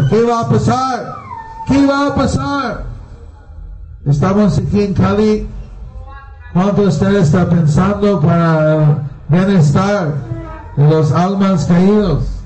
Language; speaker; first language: Spanish; non-native, learner; Bangla